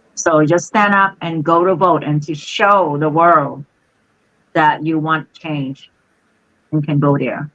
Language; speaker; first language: English; non-native, fluent; Khmer